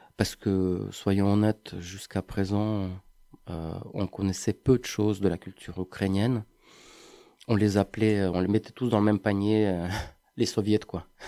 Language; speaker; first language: French; non-native, fluent; Ukrainian